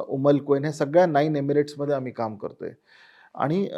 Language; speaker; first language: Marathi; native; Marathi